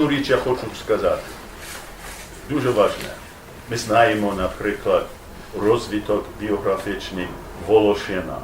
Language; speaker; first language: Ukrainian; non-native, learner; English